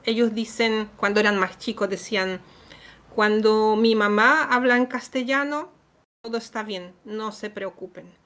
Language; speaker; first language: Spanish; non-native, fluent; Polish